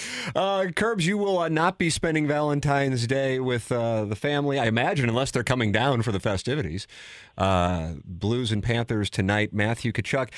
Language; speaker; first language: English; native; English